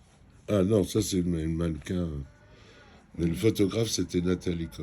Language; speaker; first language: French; non-native, fluent; Georgian